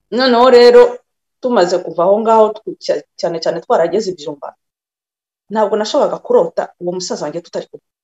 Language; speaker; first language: Kinyarwanda; early bilingual, other home language; Rundi